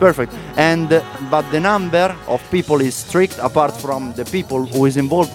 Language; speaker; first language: English; non-native, fluent; Italian